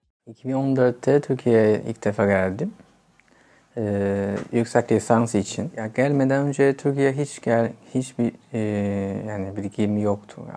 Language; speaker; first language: Turkish; non-native, fluent; Chinese